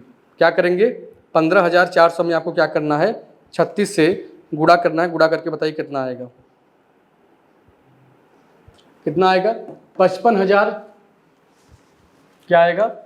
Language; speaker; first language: Hindi; native; Hindi